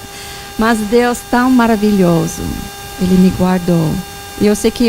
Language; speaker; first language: Portuguese; non-native, fluent; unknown